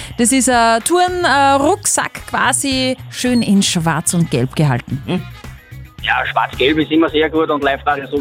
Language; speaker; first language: German; native; German